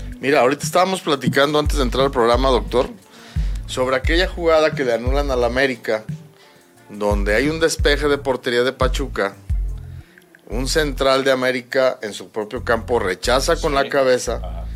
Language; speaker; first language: Spanish; native; Spanish